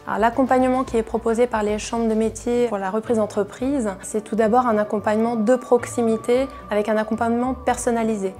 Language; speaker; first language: French; native; French